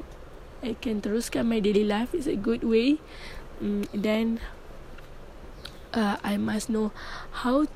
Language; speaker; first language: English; non-native, learner; Malay